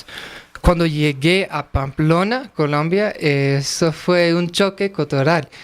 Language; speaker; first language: Spanish; non-native, fluent; English